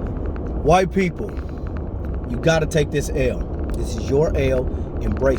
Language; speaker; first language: English; native; English